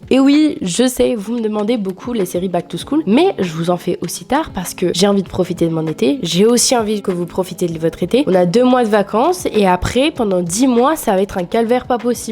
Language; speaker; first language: French; native; French